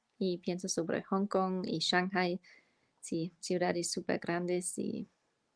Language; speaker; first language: Spanish; non-native, fluent; German